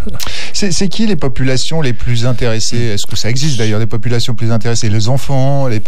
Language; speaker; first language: French; native; French